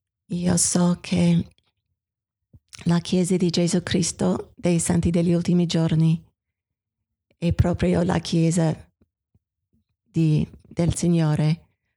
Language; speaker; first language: Italian; non-native, fluent; English